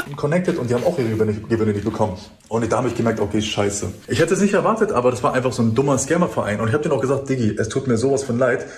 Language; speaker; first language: German; early bilingual, other home language; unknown